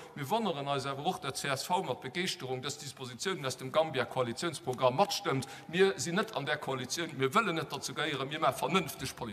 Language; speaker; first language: Luxembourgish; native; Luxembourgish